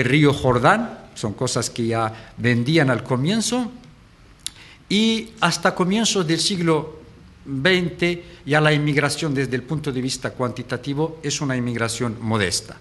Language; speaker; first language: Spanish; non-native, fluent; Arabic